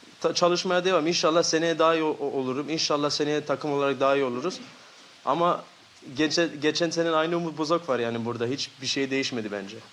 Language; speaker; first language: Turkish; early bilingual, heritage; Turkish